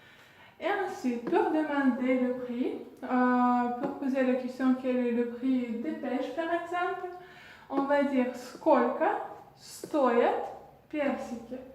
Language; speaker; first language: French; non-native, fluent; Russian